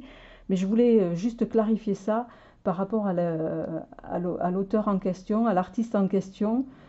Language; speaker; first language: French; native; French